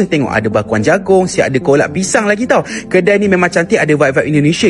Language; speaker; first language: Malay; native; Malay